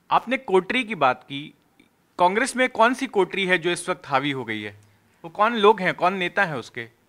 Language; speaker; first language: Hindi; native; Hindi